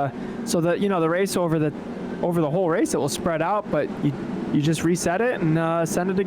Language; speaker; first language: English; native; English